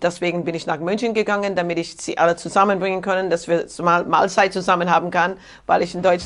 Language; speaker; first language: German; non-native, fluent; English